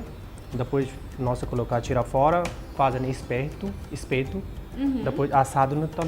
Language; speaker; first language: Portuguese; non-native, learner; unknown